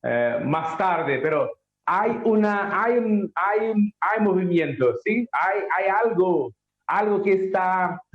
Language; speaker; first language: Spanish; non-native, learner; Portuguese